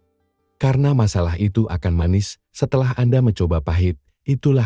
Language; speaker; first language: Indonesian; native; Indonesian